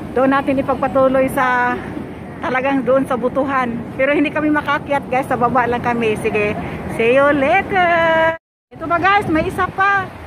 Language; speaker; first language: Filipino; native; Filipino